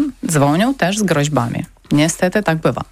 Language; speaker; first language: Polish; non-native, learner; Ukrainian